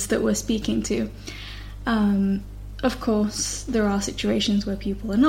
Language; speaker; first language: English; native; English